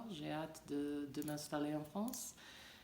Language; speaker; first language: French; non-native, learner; English